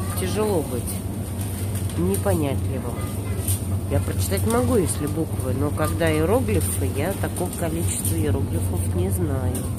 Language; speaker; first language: Russian; native; Russian